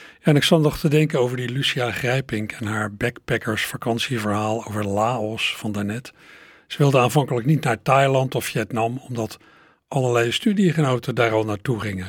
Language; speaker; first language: Dutch; native; Dutch